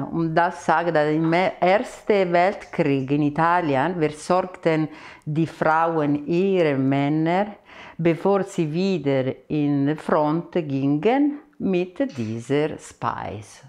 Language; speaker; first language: German; non-native, fluent; Italian